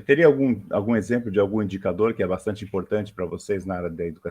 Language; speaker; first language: Portuguese; native; Portuguese